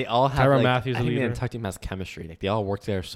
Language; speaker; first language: English; native; English